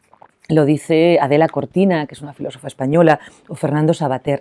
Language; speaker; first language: Spanish; native; Spanish